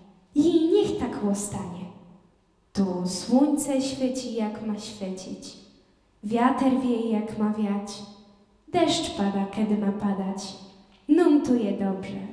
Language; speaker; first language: Polish; native; Polish